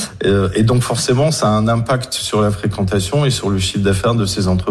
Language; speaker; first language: French; native; French